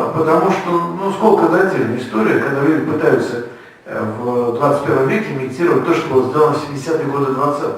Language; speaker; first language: Russian; native; Russian